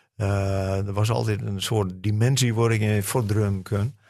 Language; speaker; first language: Dutch; non-native, local second language; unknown